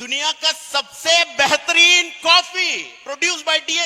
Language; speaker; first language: Hindi; non-native, fluent; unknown